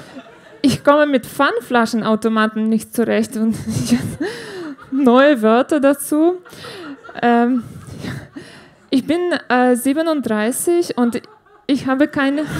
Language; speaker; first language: German; non-native, fluent; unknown